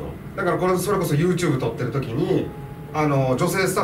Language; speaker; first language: Japanese; native; Japanese